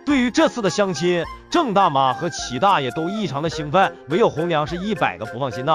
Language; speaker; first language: Chinese; native; Chinese